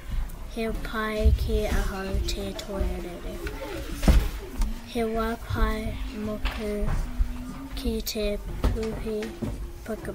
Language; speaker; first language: Māori; non-native, local second language; English